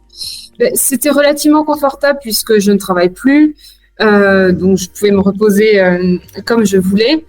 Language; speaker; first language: French; native; French